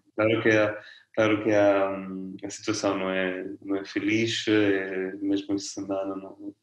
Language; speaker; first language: Portuguese; non-native, fluent; Italian